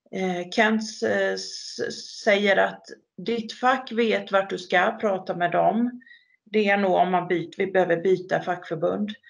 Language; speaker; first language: Swedish; native; Swedish